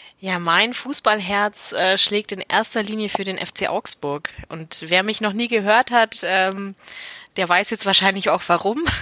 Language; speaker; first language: German; native; German